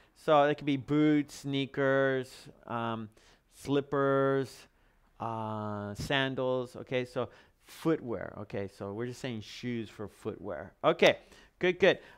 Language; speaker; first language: English; native; English